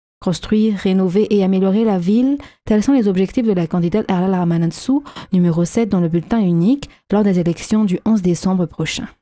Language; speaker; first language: French; non-native, local second language; Malagasy